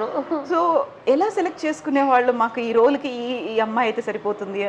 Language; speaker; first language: Telugu; native; Telugu